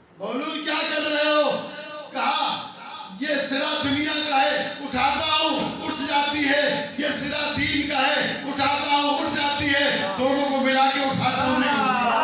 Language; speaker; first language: Urdu; non-native, local second language; Sindhi